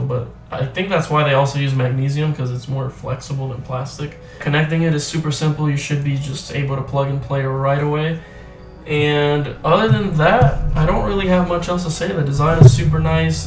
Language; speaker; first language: English; native; English